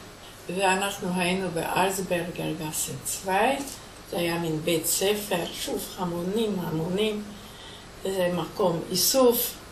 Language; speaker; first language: Hebrew; non-native, fluent; Hungarian